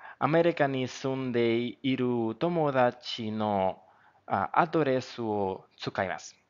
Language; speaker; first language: Japanese; non-native, learner; Spanish